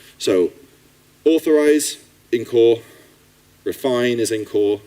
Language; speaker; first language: English; native; English